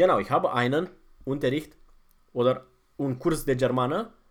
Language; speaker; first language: German; non-native, fluent; Romanian